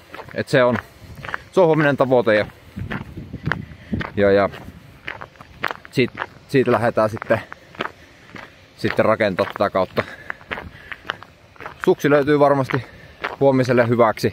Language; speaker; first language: Finnish; native; Finnish